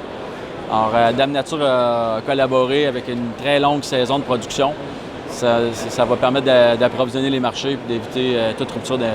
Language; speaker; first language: French; native; French